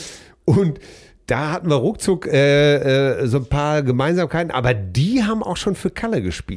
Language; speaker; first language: German; native; German